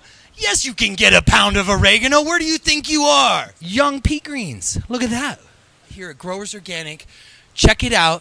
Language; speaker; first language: English; native; English